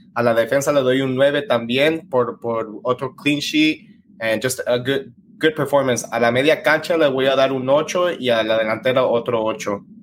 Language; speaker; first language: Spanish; early bilingual, heritage; Spanish